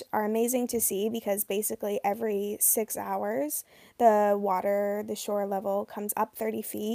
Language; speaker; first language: English; native; English